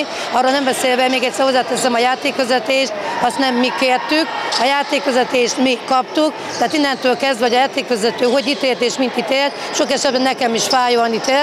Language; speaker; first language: Hungarian; native; Hungarian